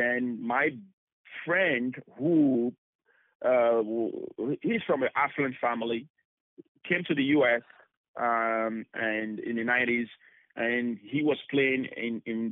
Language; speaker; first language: English; non-native, local second language; Bini